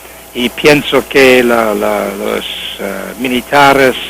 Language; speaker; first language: Spanish; non-native, learner; English